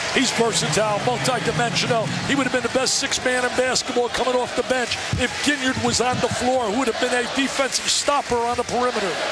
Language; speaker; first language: English; native; English